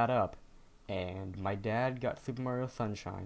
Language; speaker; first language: English; native; English